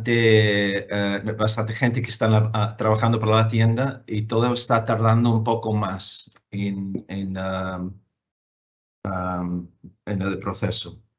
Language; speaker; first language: Spanish; non-native, fluent; English